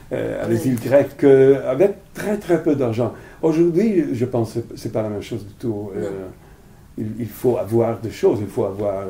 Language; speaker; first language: French; non-native, fluent; Italian